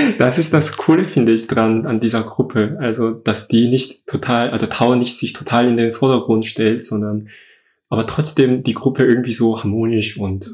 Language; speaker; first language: German; non-native, fluent; Korean